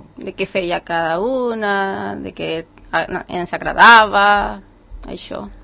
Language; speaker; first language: Catalan; non-native, learner; Spanish